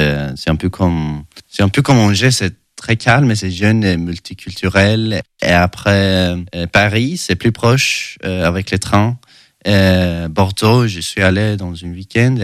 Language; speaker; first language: French; non-native, learner; Swedish